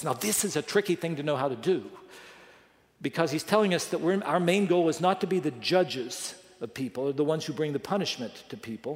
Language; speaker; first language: English; native; English